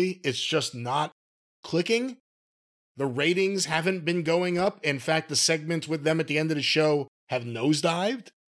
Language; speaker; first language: English; native; English